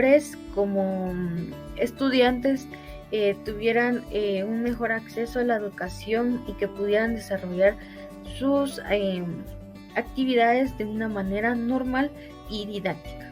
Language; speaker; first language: Spanish; native; Spanish